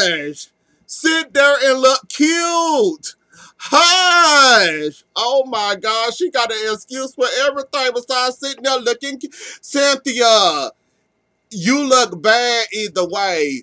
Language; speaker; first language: English; native; English